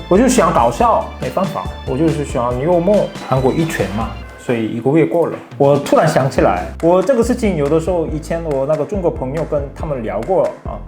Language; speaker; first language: Chinese; non-native, fluent; Korean